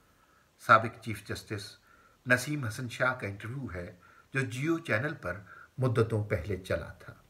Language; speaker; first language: Urdu; native; Urdu